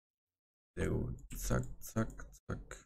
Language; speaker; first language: German; native; German